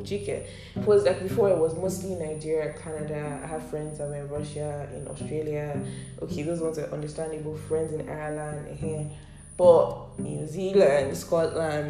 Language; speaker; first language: English; non-native, local second language; Yoruba